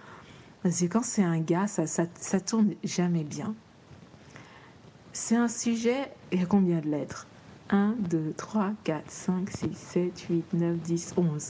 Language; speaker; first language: French; native; French